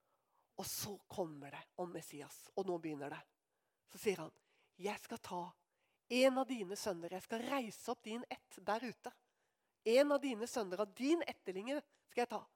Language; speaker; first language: Norwegian; native; Norwegian